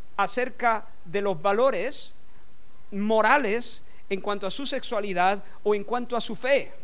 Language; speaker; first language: Spanish; native; Spanish